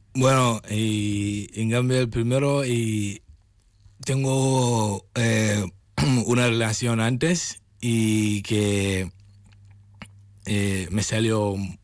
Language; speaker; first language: Spanish; non-native, learner; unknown